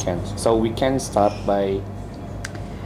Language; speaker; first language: English; non-native, learner; Indonesian